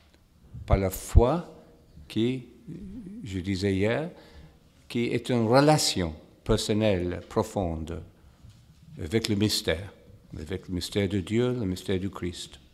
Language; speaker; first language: French; non-native, fluent; English